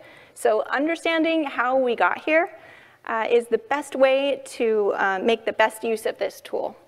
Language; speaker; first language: English; native; English